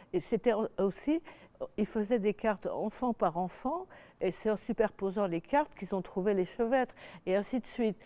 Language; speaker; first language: French; native; French